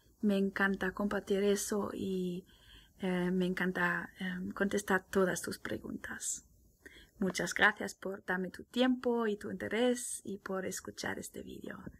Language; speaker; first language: Spanish; non-native, fluent; German